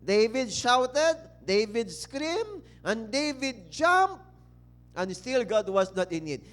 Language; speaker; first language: English; non-native, local second language; Filipino